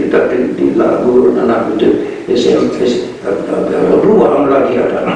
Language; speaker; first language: Indonesian; non-native, fluent; Hungarian